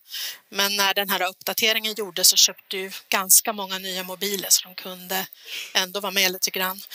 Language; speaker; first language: Swedish; native; Swedish